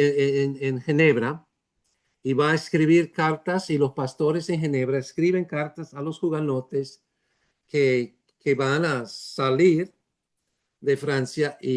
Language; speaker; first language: Spanish; non-native, fluent; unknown